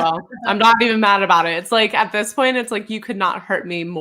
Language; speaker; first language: English; native; English